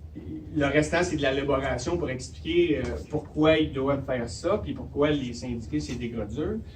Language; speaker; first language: French; native; French